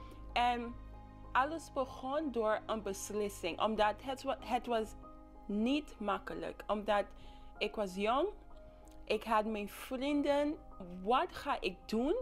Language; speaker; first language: Dutch; non-native, local second language; English